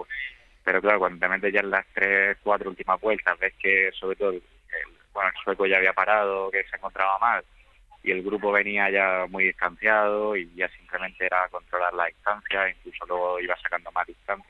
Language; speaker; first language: Spanish; native; Spanish